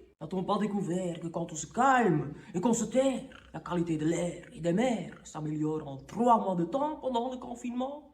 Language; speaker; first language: French; native; French